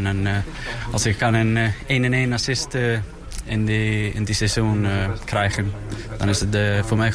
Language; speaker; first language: Dutch; non-native, learner; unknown